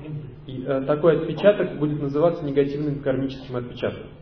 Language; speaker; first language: Russian; native; Russian